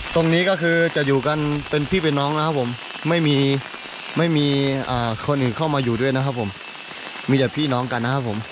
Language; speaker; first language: Thai; native; Thai